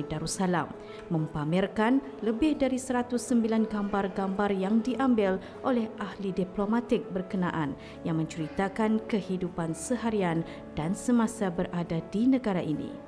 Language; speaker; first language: Malay; native; Malay